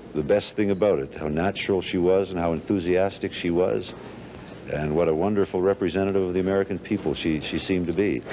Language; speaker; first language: English; native; English